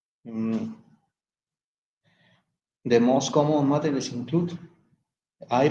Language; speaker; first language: English; non-native, learner; Spanish